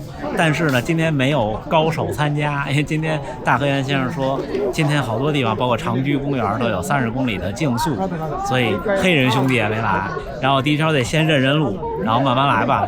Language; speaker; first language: Chinese; native; Chinese